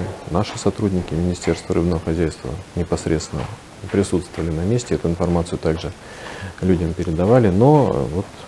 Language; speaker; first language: Russian; native; Russian